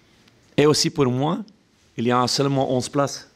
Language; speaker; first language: French; non-native, local second language; Dutch